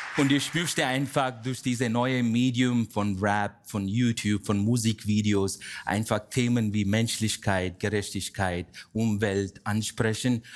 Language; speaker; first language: German; non-native, fluent; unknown